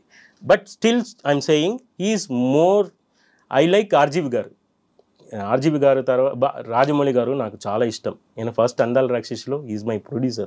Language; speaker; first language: Telugu; non-native, fluent; Tamil